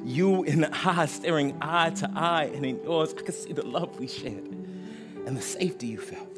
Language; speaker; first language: English; native; English